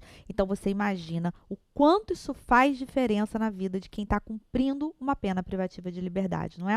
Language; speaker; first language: Portuguese; native; Portuguese